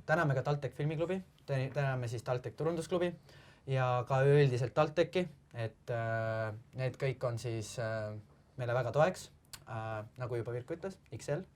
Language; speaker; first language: Estonian; native; Estonian